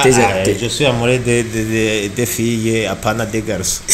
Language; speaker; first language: French; non-native, learner; Rundi